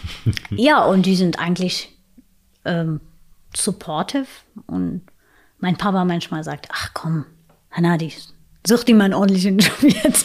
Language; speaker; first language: German; non-native, fluent; Arabic